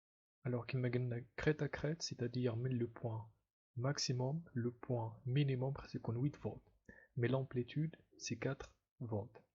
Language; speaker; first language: French; non-native, local second language; Arabic